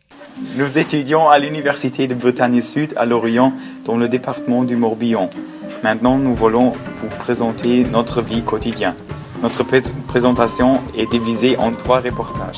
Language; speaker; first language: French; non-native, learner; German